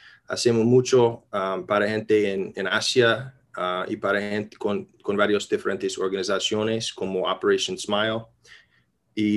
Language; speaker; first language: Spanish; non-native, fluent; English